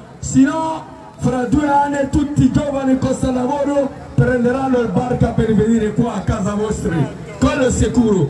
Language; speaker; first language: Italian; non-native, fluent; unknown